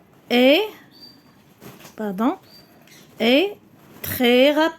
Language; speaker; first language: French; non-native, local second language; Arabic